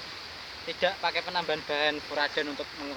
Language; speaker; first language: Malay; non-native, local second language; Javanese